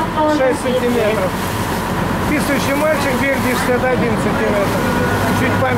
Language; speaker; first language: Russian; native; Russian